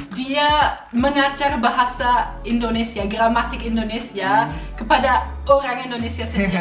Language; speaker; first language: Indonesian; non-native, fluent; German